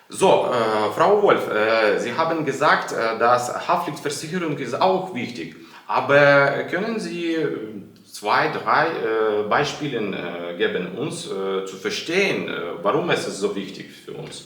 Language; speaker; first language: German; non-native, learner; Ukrainian